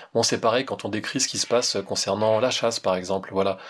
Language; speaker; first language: French; native; French